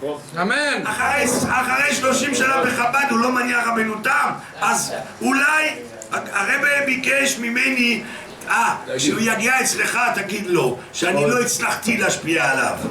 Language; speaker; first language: Hebrew; non-native, fluent; French